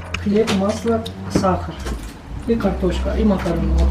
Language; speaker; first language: Russian; non-native, learner; Turkish